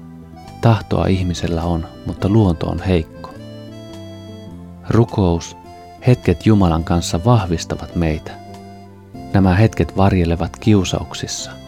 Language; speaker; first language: Finnish; native; Finnish